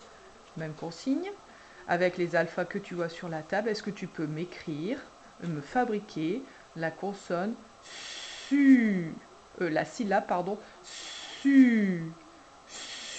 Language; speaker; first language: French; native; French